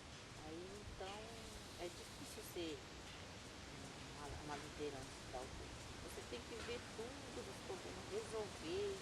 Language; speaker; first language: Portuguese; non-native, local second language; Guarani